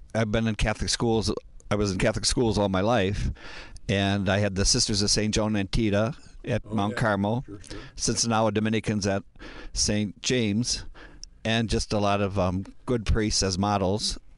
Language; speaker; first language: English; native; English